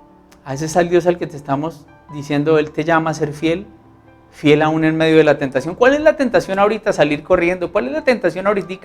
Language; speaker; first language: Spanish; native; Spanish